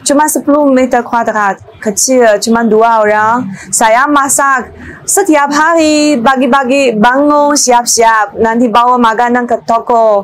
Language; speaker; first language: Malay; non-native, learner; Chinese